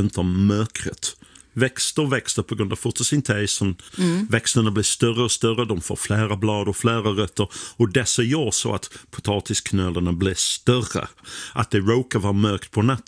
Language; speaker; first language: Swedish; non-native, fluent; English